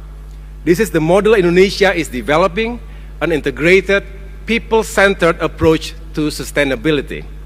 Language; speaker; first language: English; non-native, fluent; Indonesian